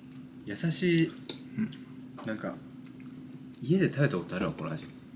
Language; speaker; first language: Japanese; native; Japanese